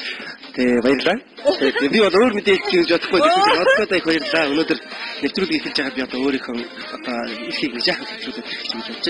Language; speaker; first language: Mongolian; native; Mongolian